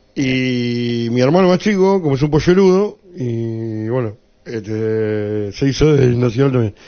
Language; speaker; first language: Spanish; native; Spanish